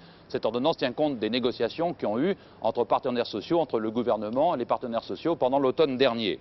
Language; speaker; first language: French; native; French